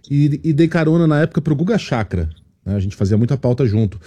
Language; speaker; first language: Portuguese; native; Portuguese